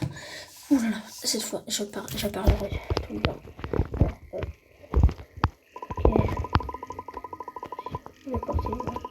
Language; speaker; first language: French; native; French